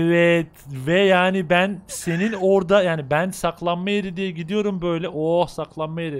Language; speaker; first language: Turkish; native; Turkish